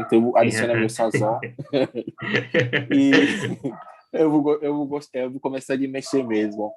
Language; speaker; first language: Portuguese; non-native, learner; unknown